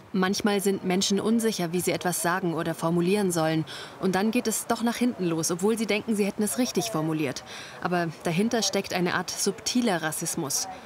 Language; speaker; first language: German; native; German